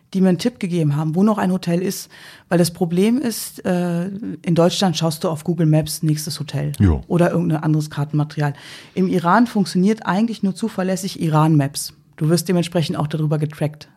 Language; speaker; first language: German; native; German